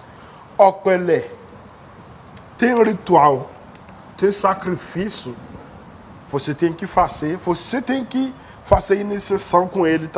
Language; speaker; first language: Portuguese; non-native, learner; Yoruba